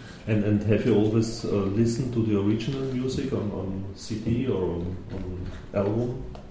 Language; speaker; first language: English; non-native, learner; German